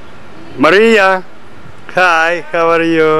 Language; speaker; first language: English; non-native, learner; Russian